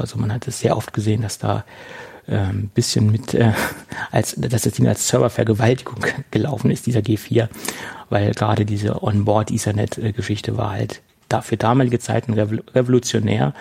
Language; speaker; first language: German; native; German